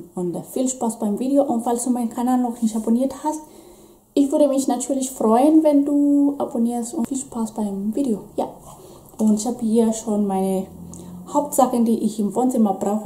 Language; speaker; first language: German; non-native, fluent; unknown